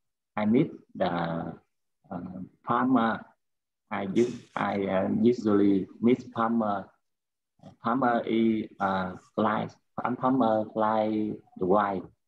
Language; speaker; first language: English; non-native, learner; Vietnamese